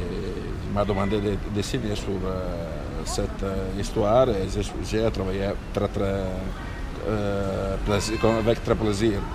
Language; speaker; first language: French; non-native, fluent; Italian